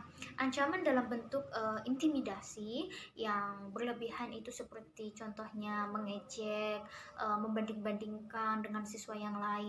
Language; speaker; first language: Indonesian; native; Indonesian